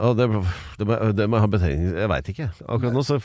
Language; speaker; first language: Norwegian; native; Norwegian